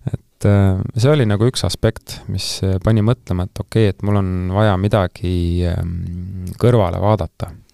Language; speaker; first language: Estonian; native; Estonian